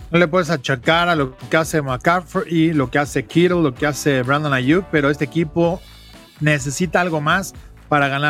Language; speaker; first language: Spanish; native; Spanish